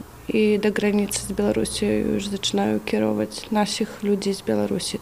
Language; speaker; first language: Polish; non-native, learner; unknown